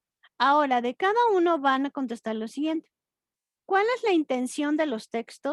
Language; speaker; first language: Spanish; native; Spanish